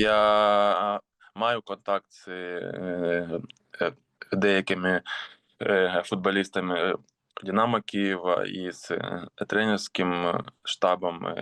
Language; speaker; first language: Ukrainian; non-native, local second language; Russian